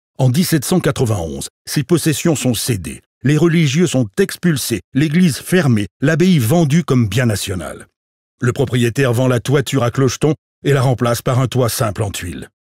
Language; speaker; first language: French; native; French